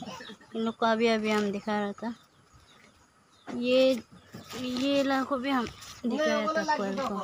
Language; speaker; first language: Hindi; non-native, local second language; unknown